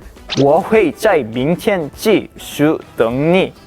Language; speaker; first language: Chinese; non-native, learner; Korean